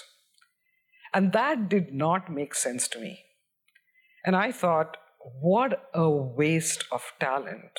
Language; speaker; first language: English; non-native, local second language; Hindi